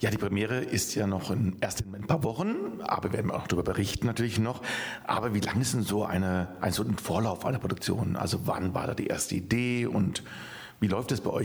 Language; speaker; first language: German; native; German